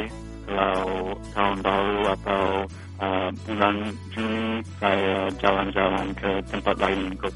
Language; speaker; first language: Indonesian; non-native, fluent; English